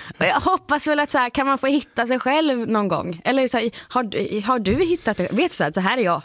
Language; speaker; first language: Swedish; native; Swedish